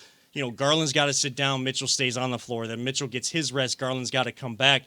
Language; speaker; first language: English; native; English